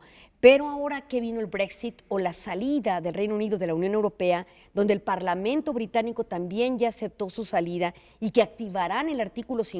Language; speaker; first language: Spanish; native; Spanish